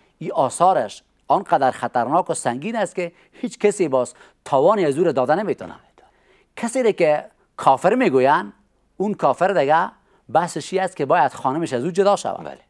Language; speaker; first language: Persian; native; Persian